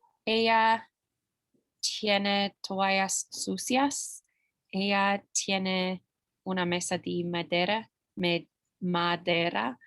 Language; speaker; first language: Spanish; non-native, learner; English